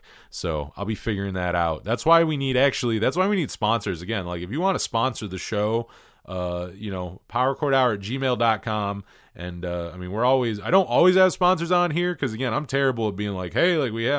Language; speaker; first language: English; native; English